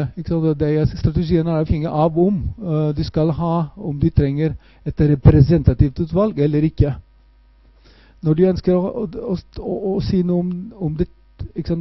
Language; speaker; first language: Norwegian; non-native, fluent; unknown